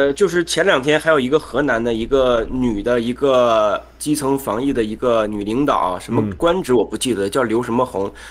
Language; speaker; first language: Chinese; native; Chinese